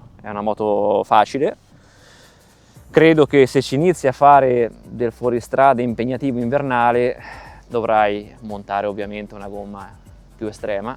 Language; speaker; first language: Italian; native; Italian